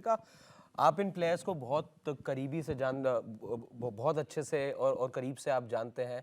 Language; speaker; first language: Hindi; native; Hindi